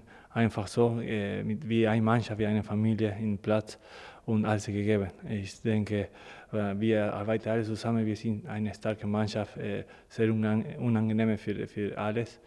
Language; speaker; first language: German; non-native, learner; Spanish